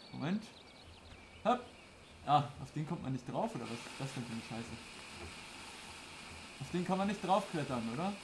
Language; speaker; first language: German; native; German